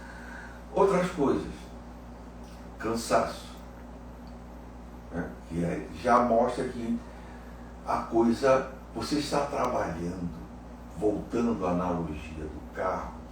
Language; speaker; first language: Portuguese; native; Portuguese